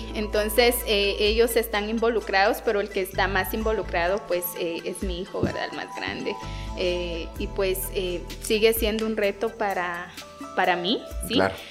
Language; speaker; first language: Spanish; non-native, local second language; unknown